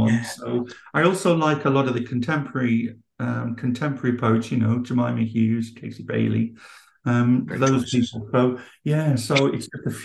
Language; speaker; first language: English; native; English